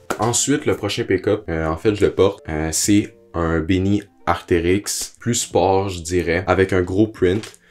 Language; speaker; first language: French; native; French